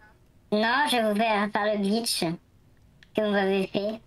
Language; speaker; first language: French; native; French